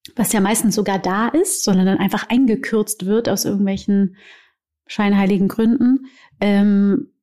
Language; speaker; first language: German; native; German